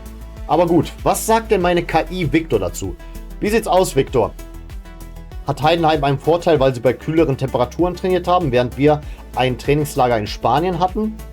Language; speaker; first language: German; native; German